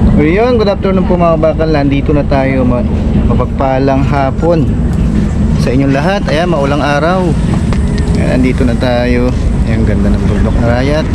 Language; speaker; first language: Filipino; native; Filipino